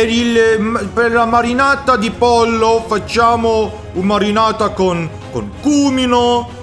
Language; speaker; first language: Italian; non-native, learner; Swedish